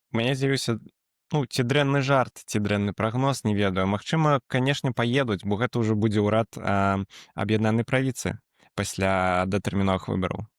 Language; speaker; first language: Belarusian; non-native, local second language; Russian